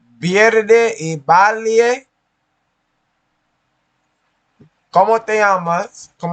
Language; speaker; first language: Spanish; non-native, learner; English